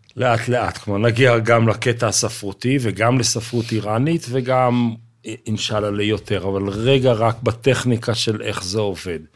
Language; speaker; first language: Hebrew; native; Hebrew